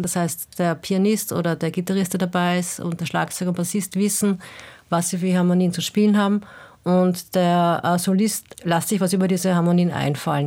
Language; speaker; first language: German; native; German